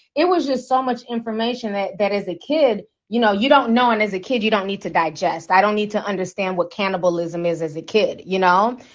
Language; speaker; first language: English; native; English